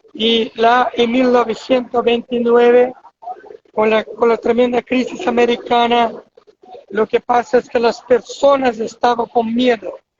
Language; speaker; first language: Spanish; non-native, fluent; Portuguese